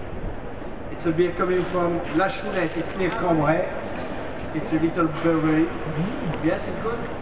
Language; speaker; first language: English; non-native, learner; French